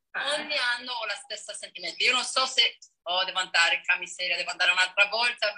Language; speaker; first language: Italian; non-native, fluent; Danish